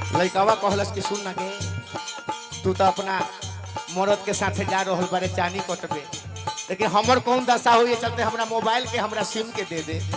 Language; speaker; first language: Bhojpuri; non-native, local second language; Maithili